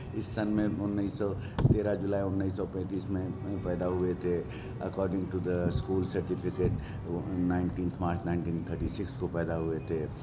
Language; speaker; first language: Hindi; native; Hindi